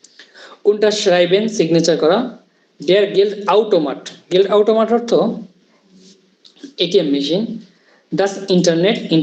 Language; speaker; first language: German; non-native, fluent; Bangla